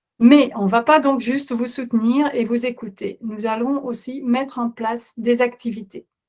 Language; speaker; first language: French; non-native, fluent; Dutch